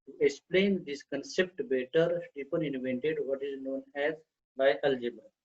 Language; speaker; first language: English; non-native, local second language; Marathi